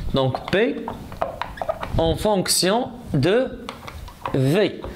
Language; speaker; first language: French; non-native, local second language; Arabic